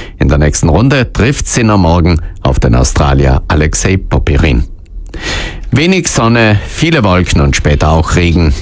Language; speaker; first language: German; native; German